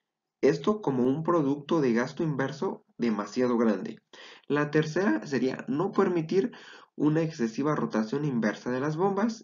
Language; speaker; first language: Spanish; native; Spanish